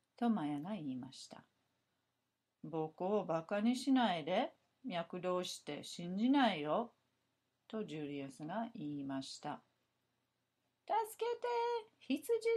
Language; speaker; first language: Japanese; non-native, learner; English